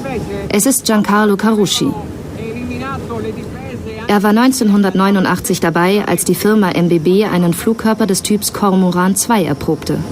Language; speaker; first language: German; native; German